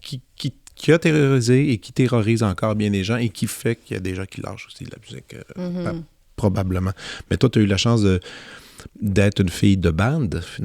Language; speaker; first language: French; native; French